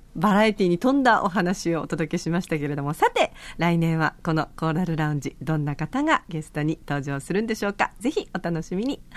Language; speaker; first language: Japanese; native; Japanese